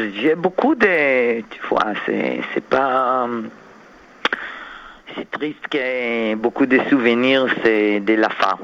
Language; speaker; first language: French; non-native, learner; Hebrew